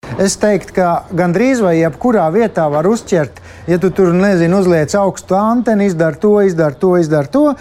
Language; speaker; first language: Latvian; native; Latvian